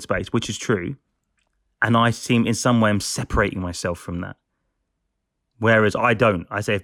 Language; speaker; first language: English; native; English